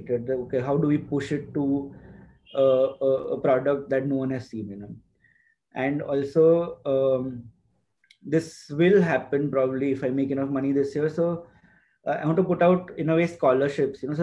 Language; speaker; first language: English; non-native, local second language; Gujarati